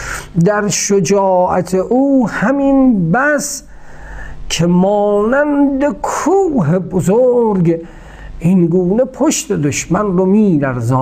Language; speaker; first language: Persian; native; Persian